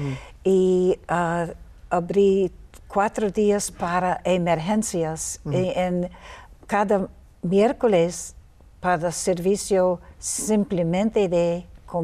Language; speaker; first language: Spanish; non-native, learner; English